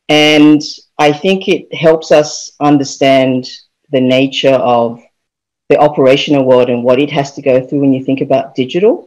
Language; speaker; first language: English; native; English